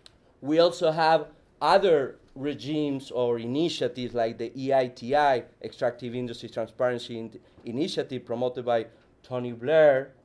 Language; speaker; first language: English; non-native, fluent; Spanish